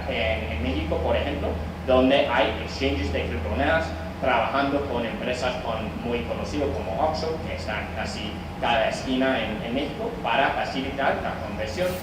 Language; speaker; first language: Spanish; non-native, fluent; English